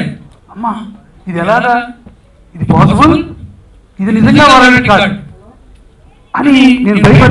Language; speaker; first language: Telugu; native; Telugu